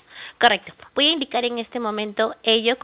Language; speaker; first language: Spanish; native; Spanish